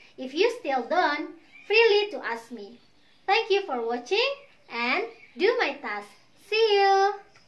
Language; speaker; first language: English; non-native, fluent; Indonesian